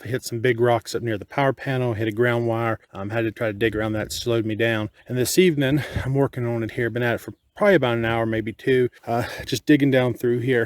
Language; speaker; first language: English; native; English